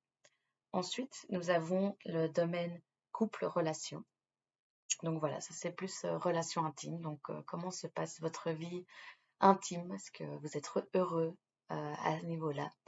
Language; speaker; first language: French; native; French